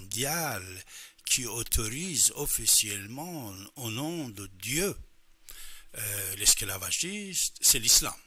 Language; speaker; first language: French; non-native, fluent; Persian